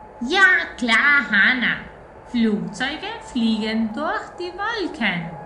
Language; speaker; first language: German; non-native, fluent; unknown